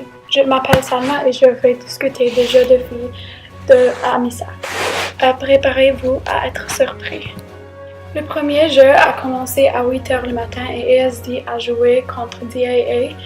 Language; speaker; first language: French; non-native, learner; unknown